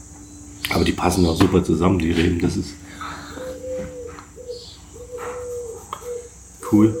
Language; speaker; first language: German; native; German